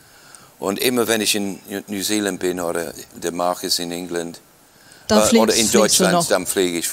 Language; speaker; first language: German; non-native, fluent; English